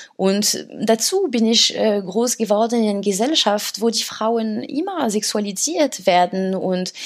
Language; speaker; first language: German; non-native, fluent; French